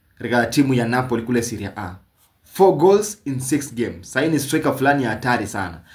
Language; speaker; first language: Swahili; native; Swahili